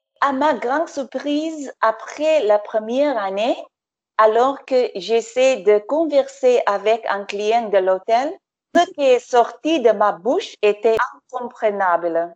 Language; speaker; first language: French; non-native, fluent; English